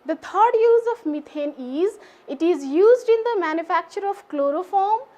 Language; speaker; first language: English; non-native, local second language; Nepali